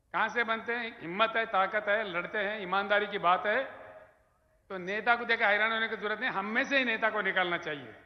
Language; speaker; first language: Hindi; non-native, local second language; Telugu